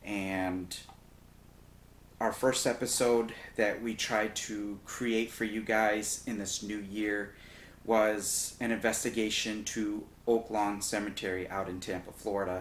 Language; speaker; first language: English; native; English